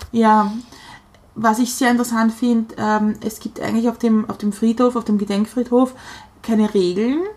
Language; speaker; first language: German; native; German